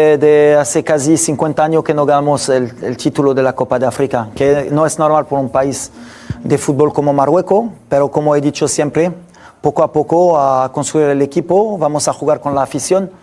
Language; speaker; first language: Spanish; non-native, fluent; French